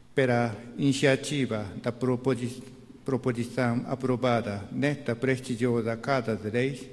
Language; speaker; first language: Portuguese; non-native, fluent; Japanese